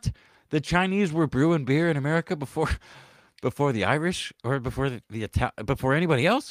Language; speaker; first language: English; native; English